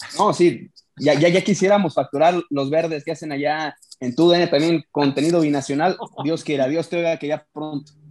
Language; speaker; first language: Spanish; native; Spanish